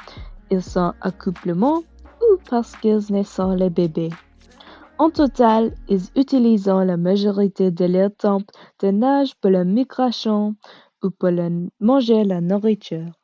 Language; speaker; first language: French; non-native, learner; English